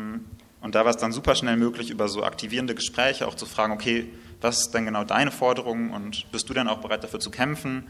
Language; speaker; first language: German; native; German